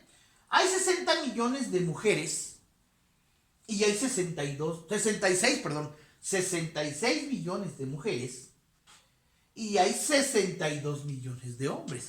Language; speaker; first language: Spanish; native; Spanish